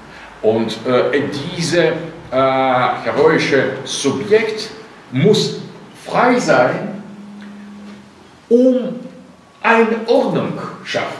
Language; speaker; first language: German; non-native, fluent; Russian